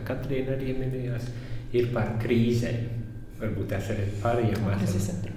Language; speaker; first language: Latvian; native; Latvian